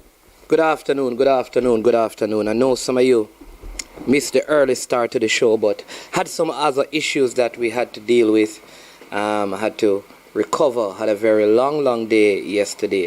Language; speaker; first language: English; non-native, local second language; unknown